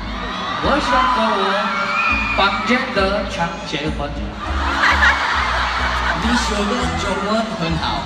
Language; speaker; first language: Chinese; non-native, learner; Korean